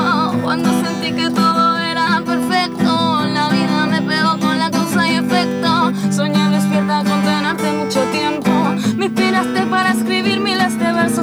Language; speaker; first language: Spanish; native; Spanish